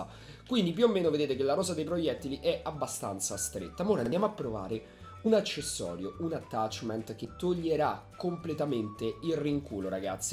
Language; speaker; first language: Italian; native; Italian